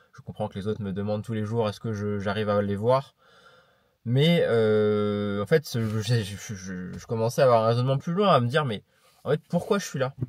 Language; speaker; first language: French; native; French